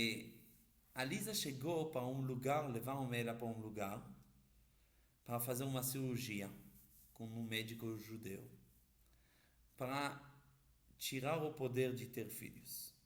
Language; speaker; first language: Portuguese; non-native, fluent; Hebrew